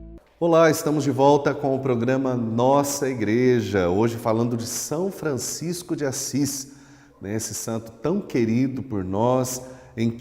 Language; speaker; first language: Portuguese; native; Portuguese